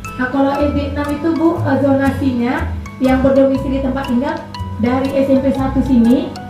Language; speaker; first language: Indonesian; native; Indonesian